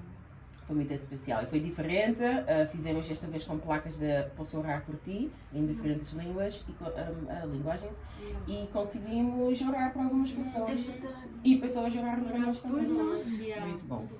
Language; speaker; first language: Portuguese; early bilingual, heritage; Portuguese